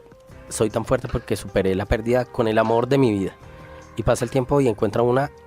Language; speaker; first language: Spanish; native; Spanish